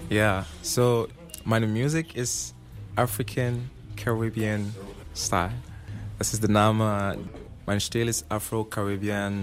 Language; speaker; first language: German; non-native, learner; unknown